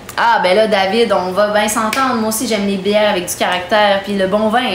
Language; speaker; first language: French; native; French